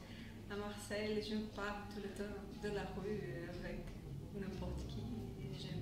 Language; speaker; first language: French; non-native, fluent; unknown